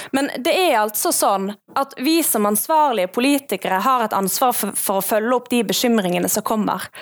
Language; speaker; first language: Norwegian; native; Norwegian